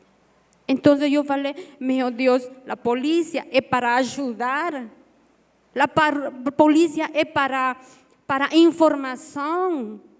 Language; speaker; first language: Portuguese; non-native, learner; Spanish